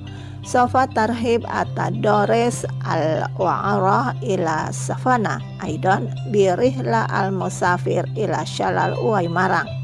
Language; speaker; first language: Arabic; non-native, fluent; Indonesian